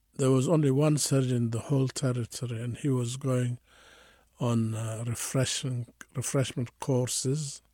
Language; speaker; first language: English; non-native, fluent; Tigrinya